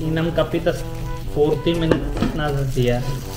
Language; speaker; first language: Filipino; non-native, learner; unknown